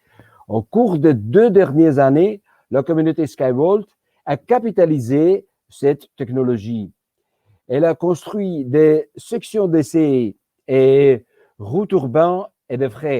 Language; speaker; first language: French; non-native, fluent; Georgian